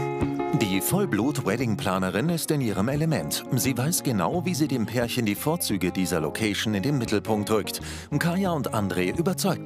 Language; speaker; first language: German; native; German